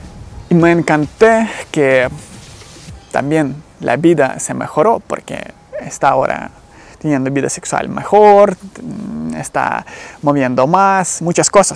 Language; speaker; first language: Spanish; non-native, learner; Ukrainian